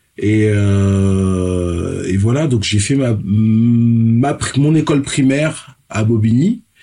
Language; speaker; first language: French; early bilingual, other home language; Fon